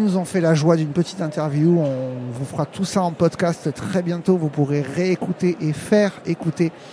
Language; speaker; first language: French; native; French